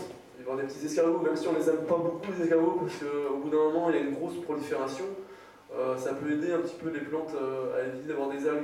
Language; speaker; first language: French; native; French